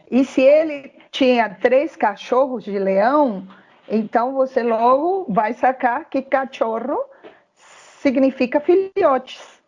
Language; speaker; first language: Portuguese; non-native, fluent; Spanish